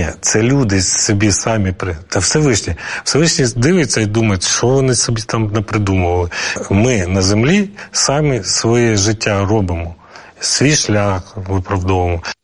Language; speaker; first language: Ukrainian; non-native, local second language; Russian